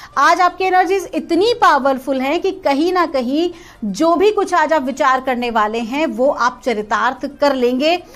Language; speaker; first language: Hindi; native; Hindi